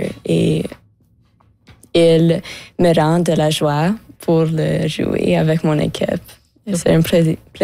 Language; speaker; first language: French; non-native, local second language; English